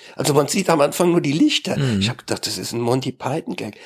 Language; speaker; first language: German; native; German